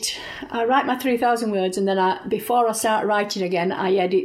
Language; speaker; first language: English; native; English